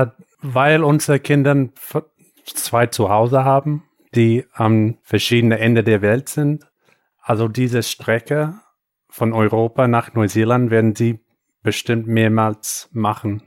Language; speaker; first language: German; non-native, fluent; English